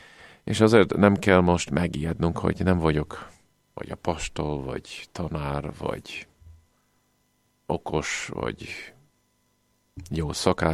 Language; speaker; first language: Hungarian; non-native, fluent; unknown